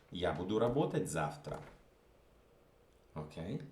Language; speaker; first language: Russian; non-native, fluent; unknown